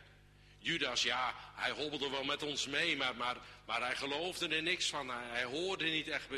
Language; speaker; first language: Dutch; native; Dutch